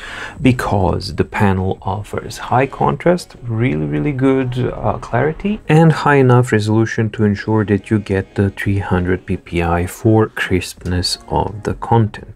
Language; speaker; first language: English; non-native, fluent; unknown